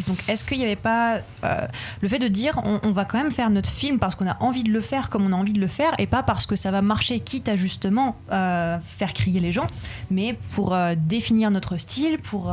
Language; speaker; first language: French; native; French